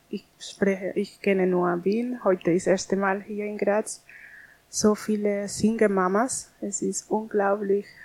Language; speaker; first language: German; non-native, learner; Spanish